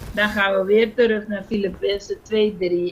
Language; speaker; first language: Dutch; non-native, fluent; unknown